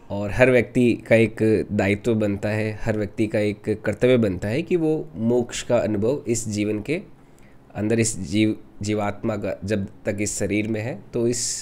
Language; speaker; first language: Hindi; non-native, local second language; Rajasthani